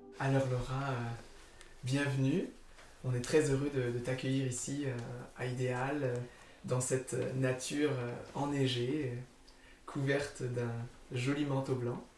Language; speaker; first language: French; native; French